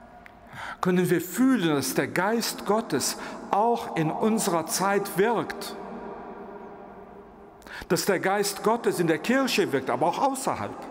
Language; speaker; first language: German; non-native, local second language; Luxembourgish